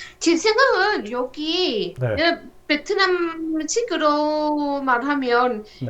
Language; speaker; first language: Korean; non-native, learner; Vietnamese